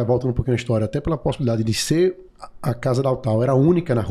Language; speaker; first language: Portuguese; native; Portuguese